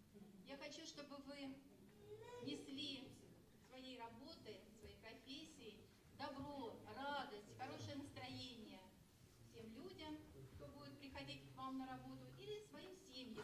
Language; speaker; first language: Russian; native; Russian